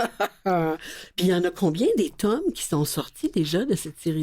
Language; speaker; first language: French; native; French